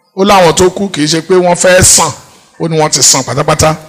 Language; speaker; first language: English; non-native, local second language; Yoruba